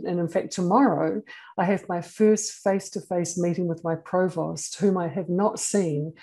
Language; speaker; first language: English; native; English